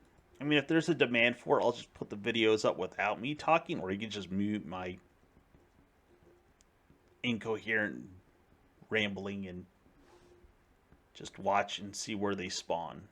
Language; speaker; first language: English; native; English